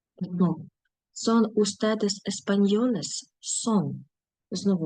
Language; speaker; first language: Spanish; non-native, fluent; Ukrainian